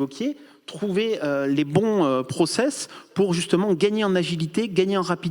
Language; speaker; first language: French; native; French